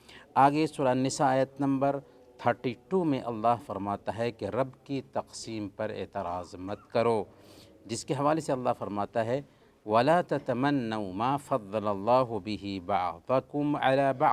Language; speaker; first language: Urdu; native; Urdu